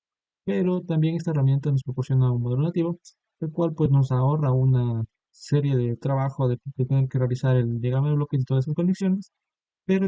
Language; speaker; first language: Spanish; native; Spanish